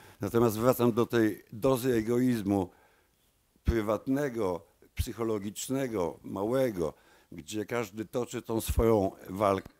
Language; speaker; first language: Polish; native; Polish